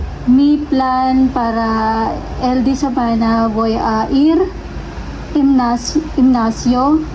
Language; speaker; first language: Spanish; non-native, learner; Filipino